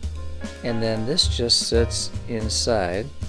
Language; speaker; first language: English; native; English